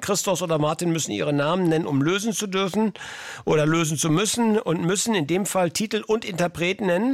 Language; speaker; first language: German; native; German